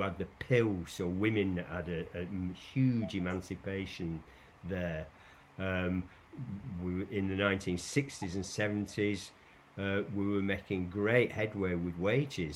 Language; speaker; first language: English; native; English